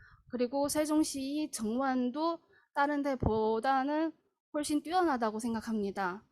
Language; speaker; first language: Korean; non-native, fluent; Chinese